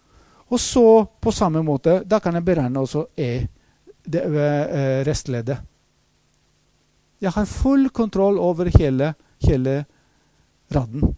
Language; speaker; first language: Norwegian; non-native, fluent; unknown